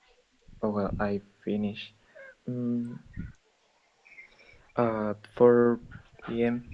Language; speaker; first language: English; non-native, learner; Spanish